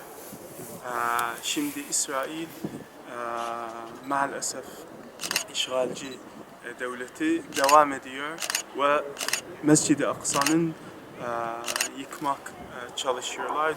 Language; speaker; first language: Turkish; non-native, learner; Arabic